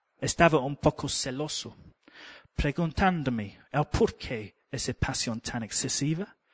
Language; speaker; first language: Spanish; non-native, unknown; English